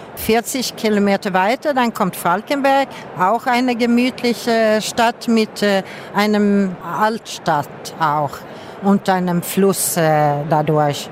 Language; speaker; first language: German; non-native, fluent; Swedish